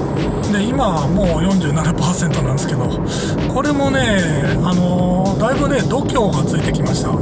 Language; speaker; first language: Japanese; native; Japanese